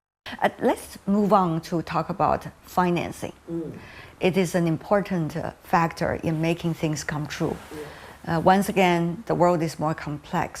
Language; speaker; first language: English; non-native, fluent; Chinese